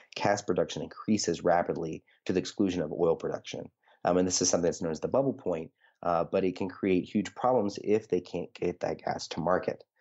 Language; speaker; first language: English; native; English